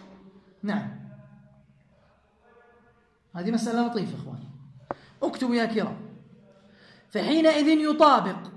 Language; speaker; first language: Arabic; native; Arabic